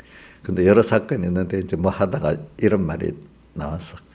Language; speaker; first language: Korean; native; Korean